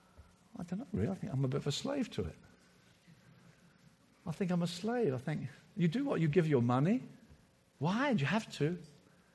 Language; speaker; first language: English; native; English